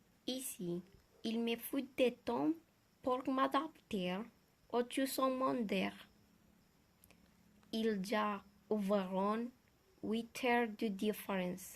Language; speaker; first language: French; non-native, learner; Spanish